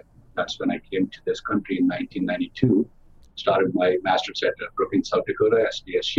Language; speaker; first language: English; non-native, local second language; Telugu